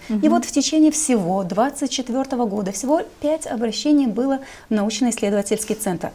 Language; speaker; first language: Russian; non-native, local second language; Gagauz